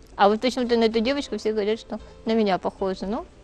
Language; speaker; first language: Russian; native; Russian